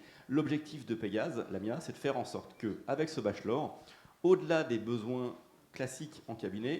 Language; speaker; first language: French; native; French